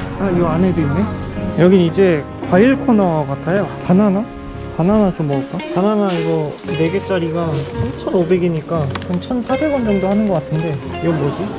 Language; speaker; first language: Korean; native; Korean